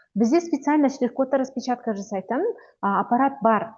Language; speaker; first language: Russian; non-native, local second language; Kazakh